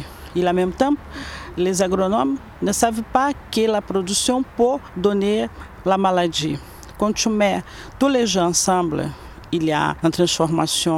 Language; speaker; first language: French; non-native, learner; Portuguese